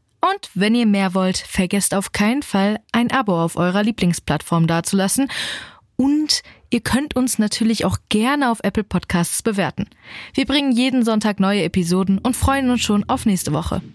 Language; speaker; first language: German; native; German